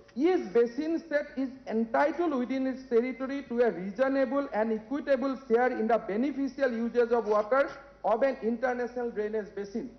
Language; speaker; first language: English; non-native, local second language; Assamese